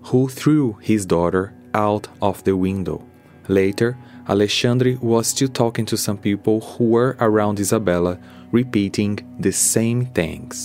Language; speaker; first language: English; non-native, fluent; Portuguese